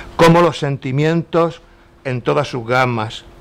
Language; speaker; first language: Spanish; native; Spanish